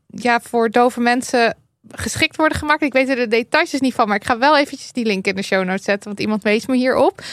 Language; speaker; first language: Dutch; native; Dutch